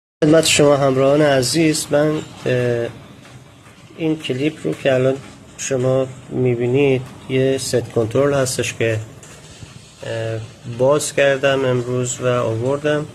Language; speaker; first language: Persian; native; Persian